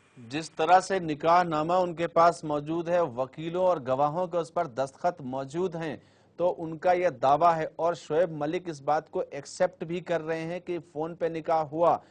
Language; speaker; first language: Hindi; native; Hindi